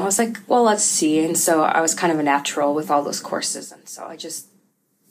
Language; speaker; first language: English; early bilingual, other home language; Russian